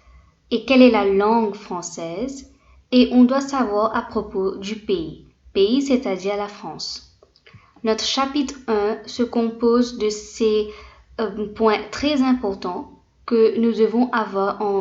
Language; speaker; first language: French; non-native, fluent; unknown